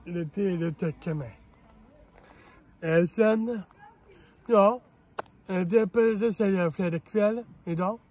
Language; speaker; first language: Swedish; non-native, learner; Dutch